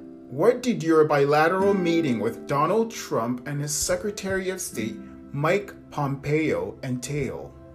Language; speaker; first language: English; native; English